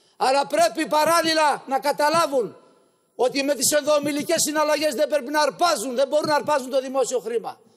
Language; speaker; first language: Greek; native; Greek